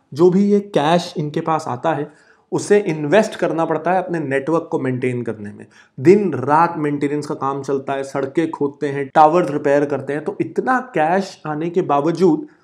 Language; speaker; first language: Hindi; native; Hindi